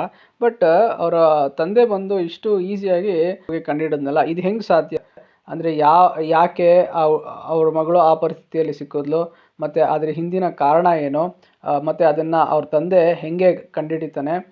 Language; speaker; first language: Kannada; native; Kannada